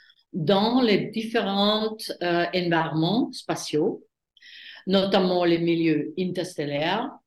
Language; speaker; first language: French; non-native, fluent; German